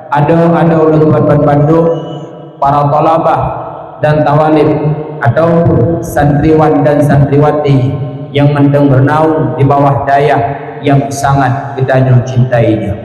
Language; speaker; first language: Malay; non-native, local second language; Achinese